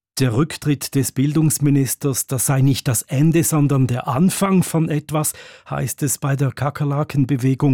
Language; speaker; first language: German; native; German